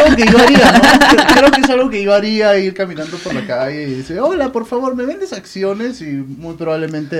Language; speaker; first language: Spanish; native; Spanish